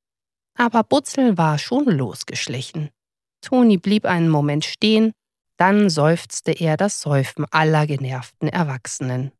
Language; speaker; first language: German; native; German